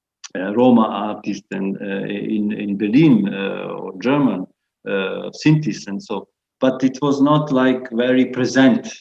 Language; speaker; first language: English; non-native, fluent; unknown